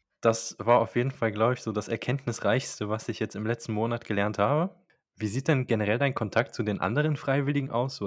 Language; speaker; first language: German; native; German